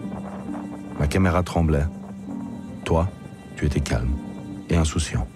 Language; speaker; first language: French; early bilingual, other home language; Arabic